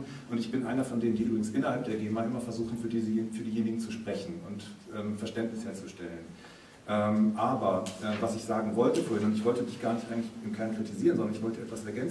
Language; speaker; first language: German; native; German